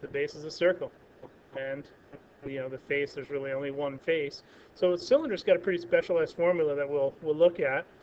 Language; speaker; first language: English; native; English